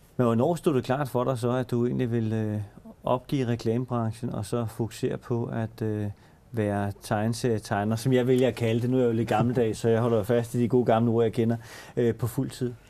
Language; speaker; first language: Danish; native; Danish